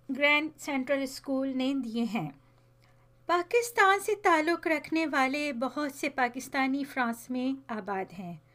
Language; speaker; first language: Urdu; native; Urdu